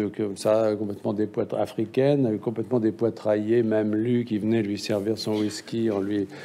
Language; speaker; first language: French; native; French